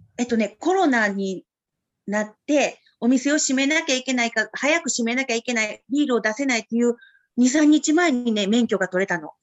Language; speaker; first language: Japanese; native; Japanese